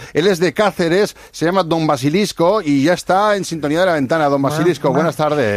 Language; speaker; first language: Spanish; native; Spanish